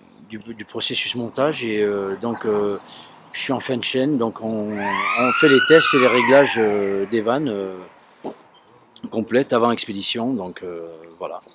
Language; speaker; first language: French; native; French